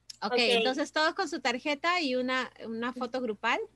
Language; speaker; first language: Spanish; native; Spanish